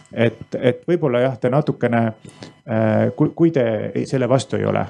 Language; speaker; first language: Estonian; native; Estonian